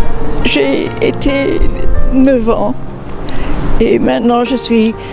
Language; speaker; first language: French; non-native, local second language; English